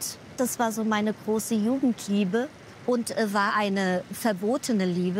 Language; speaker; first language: German; early bilingual, other home language; Portuguese